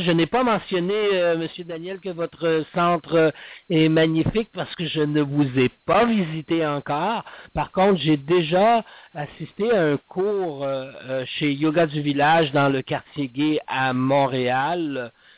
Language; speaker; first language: French; native; French